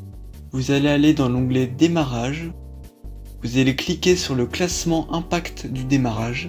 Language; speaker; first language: French; native; French